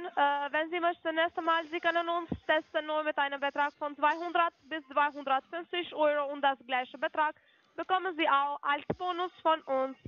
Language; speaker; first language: German; non-native, fluent; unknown